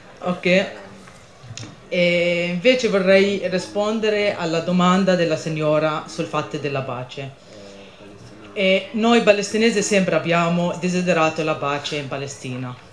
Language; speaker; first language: Italian; non-native, fluent; Arabic